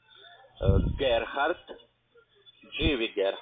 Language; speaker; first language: German; non-native, learner; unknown